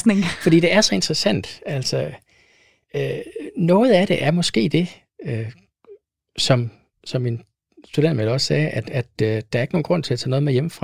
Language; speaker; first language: Danish; native; Danish